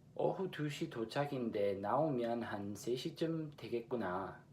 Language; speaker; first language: Korean; non-native, fluent; English